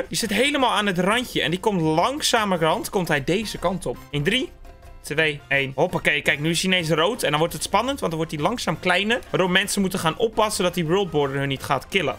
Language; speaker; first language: Dutch; native; Dutch